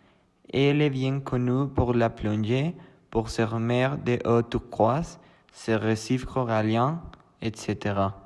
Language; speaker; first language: French; non-native, learner; Spanish